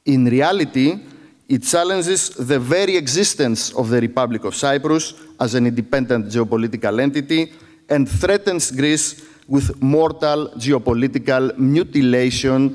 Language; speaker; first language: English; non-native, fluent; Greek